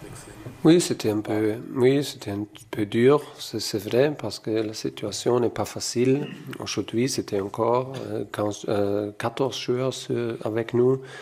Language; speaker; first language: French; non-native, fluent; German